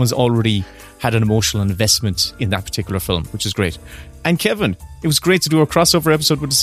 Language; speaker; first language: English; native; English